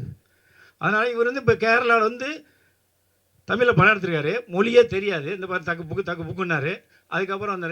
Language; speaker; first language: Tamil; native; Tamil